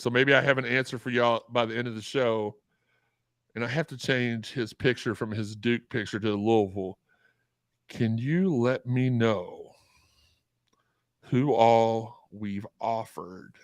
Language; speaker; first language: English; native; English